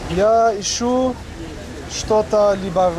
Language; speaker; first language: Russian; non-native, learner; Arabic